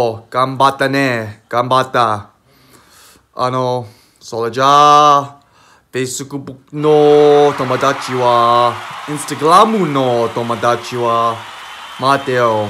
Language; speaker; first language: Japanese; non-native, learner; English